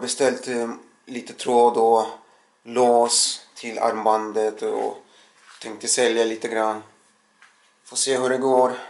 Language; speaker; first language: Swedish; non-native, learner; Russian